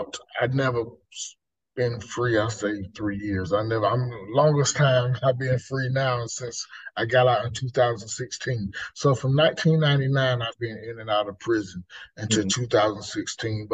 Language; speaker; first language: English; native; English